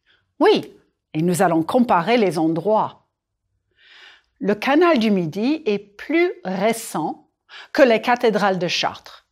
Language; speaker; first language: French; non-native, fluent; English